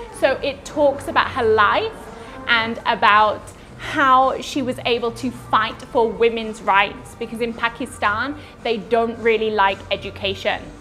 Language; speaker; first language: English; native; English